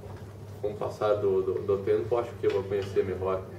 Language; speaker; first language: Spanish; non-native, learner; Portuguese